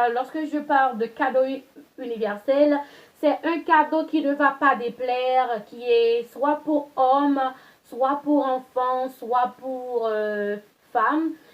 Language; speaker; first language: French; non-native, local second language; Haitian Creole